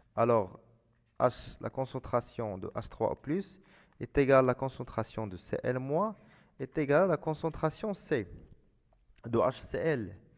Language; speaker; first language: French; non-native, local second language; Arabic